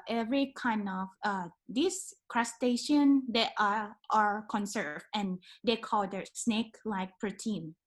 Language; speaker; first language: English; non-native, learner; Thai